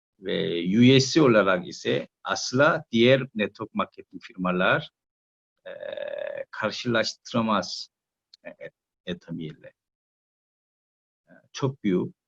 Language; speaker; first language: Turkish; non-native, learner; Korean